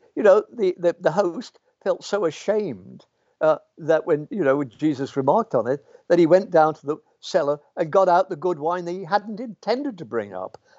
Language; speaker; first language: English; native; English